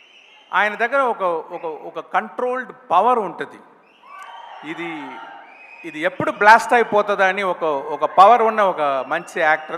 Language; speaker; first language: Telugu; non-native, fluent; Tamil